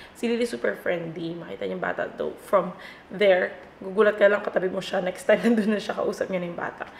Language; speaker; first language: Filipino; native; Filipino